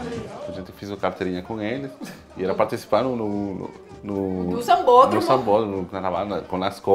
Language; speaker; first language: Portuguese; non-native, fluent; Spanish